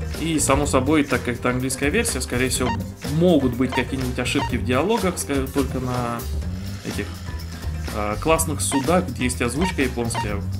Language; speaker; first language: Russian; non-native, fluent; Romanian